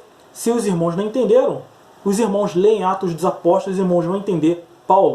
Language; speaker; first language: Portuguese; native; Portuguese